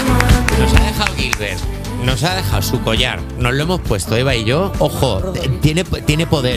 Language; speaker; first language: Spanish; native; Spanish